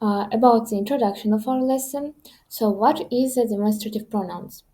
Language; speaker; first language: English; non-native, fluent; Kazakh